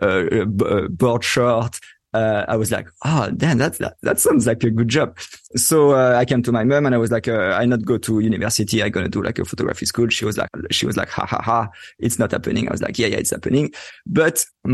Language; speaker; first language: English; non-native, fluent; French